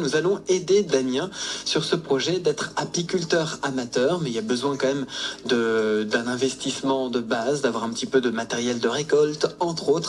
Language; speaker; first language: French; native; French